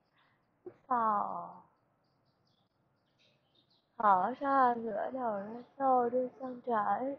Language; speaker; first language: Vietnamese; native; Vietnamese